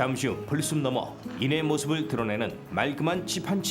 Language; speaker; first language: Korean; native; Korean